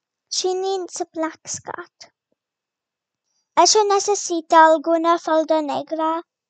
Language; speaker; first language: Spanish; non-native, learner; English